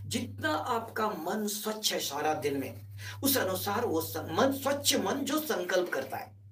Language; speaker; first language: Hindi; native; Hindi